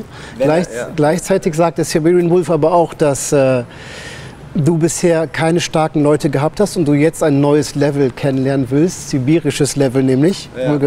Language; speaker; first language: German; native; German